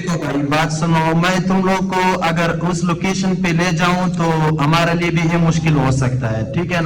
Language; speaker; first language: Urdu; non-native, local second language; Pashto